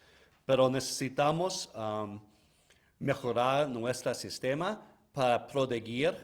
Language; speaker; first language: Spanish; non-native, learner; English